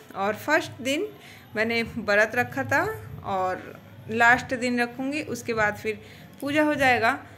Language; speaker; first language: Hindi; non-native, local second language; Bangla